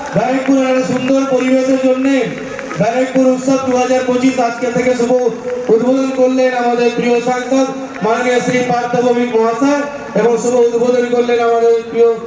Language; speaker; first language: Bangla; native; Bangla